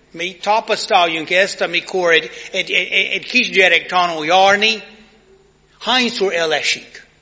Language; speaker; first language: Hungarian; non-native, learner; English